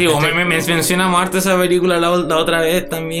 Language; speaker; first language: Spanish; native; Spanish